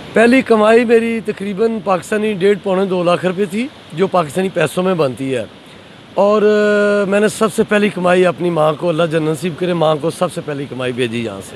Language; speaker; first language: Urdu; non-native, local second language; Punjabi